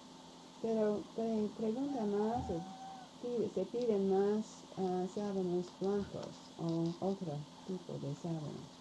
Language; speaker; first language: Spanish; non-native, learner; English